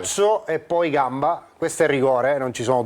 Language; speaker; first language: Italian; native; Italian